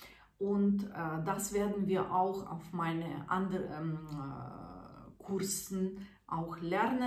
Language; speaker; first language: German; non-native, fluent; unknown